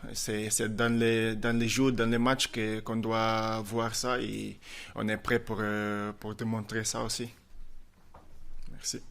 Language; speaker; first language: French; non-native, fluent; Portuguese